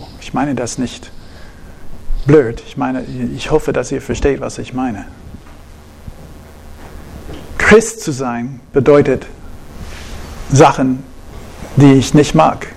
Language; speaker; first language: German; non-native, fluent; English